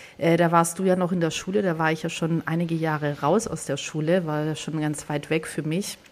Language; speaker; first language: German; early bilingual, other home language; Greek